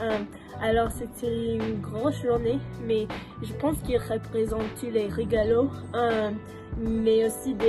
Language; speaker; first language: French; non-native, learner; English